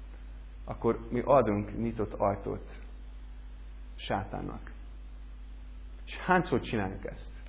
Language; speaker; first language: Hungarian; non-native, learner; English